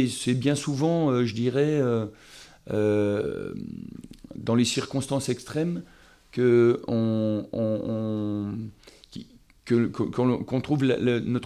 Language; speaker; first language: French; native; French